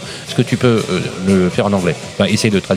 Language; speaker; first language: French; native; French